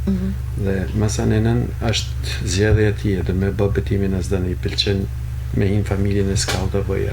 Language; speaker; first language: Albanian; native; Albanian